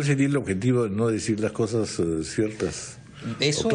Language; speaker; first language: Spanish; native; Spanish